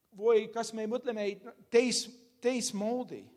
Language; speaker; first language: Estonian; non-native, learner; English